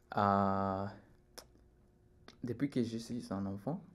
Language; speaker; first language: French; non-native, learner; Spanish